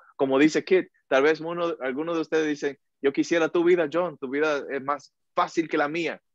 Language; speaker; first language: Spanish; early bilingual, heritage; Spanish